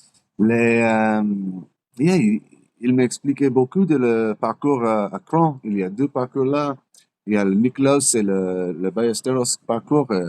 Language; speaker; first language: French; non-native, learner; English